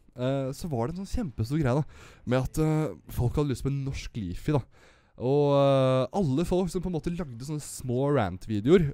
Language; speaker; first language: Norwegian; native; Norwegian